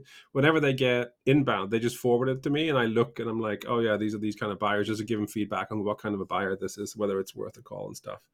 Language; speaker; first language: English; early bilingual, other home language; Norwegian